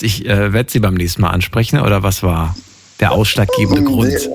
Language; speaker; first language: German; native; German